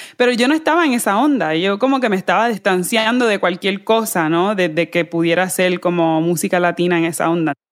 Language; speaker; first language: Spanish; early bilingual, heritage; Spanish